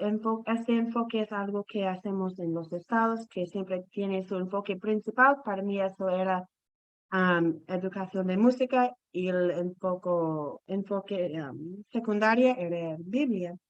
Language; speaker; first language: Spanish; non-native, fluent; English